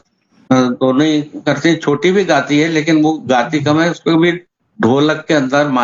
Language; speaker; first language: Hindi; native; Hindi